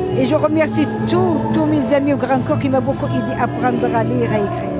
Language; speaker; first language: French; non-native, learner; Arabic